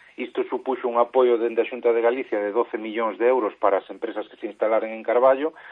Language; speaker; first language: Galician; native; Galician